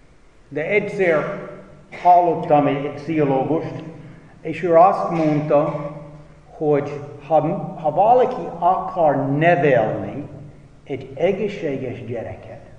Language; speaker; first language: Hungarian; non-native, fluent; English